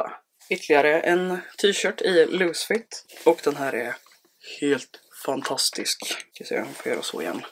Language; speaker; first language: Swedish; native; Swedish